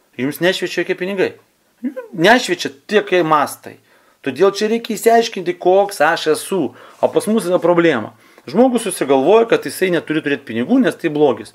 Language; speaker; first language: Lithuanian; non-native, local second language; Russian